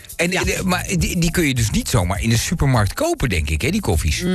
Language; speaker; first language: Dutch; native; Dutch